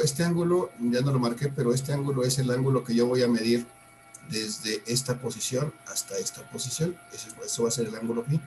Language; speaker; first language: Spanish; native; Spanish